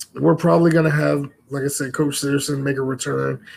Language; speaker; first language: English; native; English